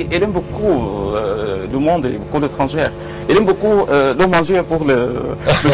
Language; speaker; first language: French; non-native, learner; Arabic